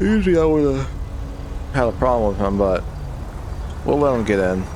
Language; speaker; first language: English; native; English